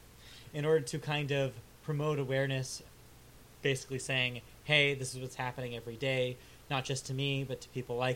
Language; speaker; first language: English; native; English